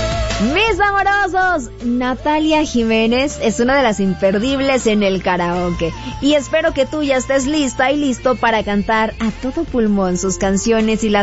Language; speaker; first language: Spanish; native; Spanish